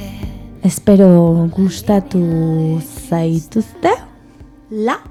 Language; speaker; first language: Basque; non-native, learner; Spanish